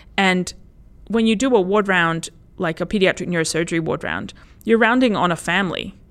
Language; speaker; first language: English; early bilingual, other home language; Spanish